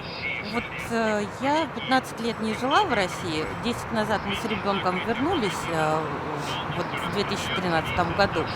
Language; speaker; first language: Russian; native; Russian